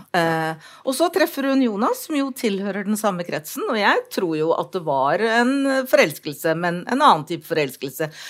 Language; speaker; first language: Norwegian; native; Norwegian